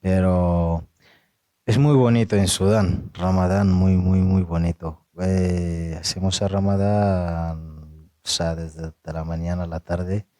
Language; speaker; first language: Spanish; non-native, fluent; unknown